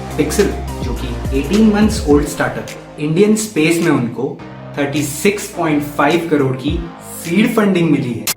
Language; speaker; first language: Hindi; native; Hindi